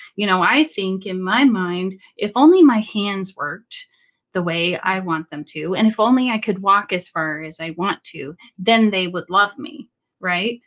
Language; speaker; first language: English; native; English